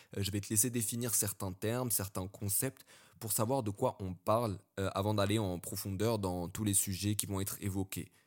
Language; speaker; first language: French; early bilingual, other home language; Arabic